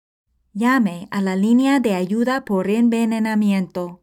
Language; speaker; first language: Spanish; non-native, fluent; English